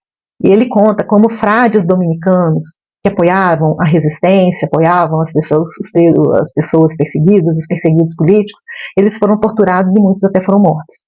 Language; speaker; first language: Portuguese; native; Portuguese